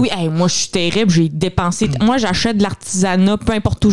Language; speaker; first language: French; native; French